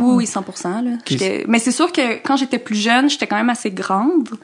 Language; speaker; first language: French; native; French